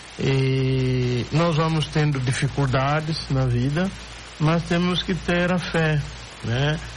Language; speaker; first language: Portuguese; non-native, local second language; Upper Guinea Crioulo